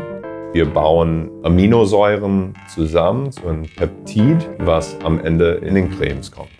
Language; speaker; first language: German; non-native, fluent; English